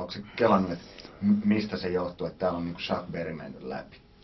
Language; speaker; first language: Finnish; native; Finnish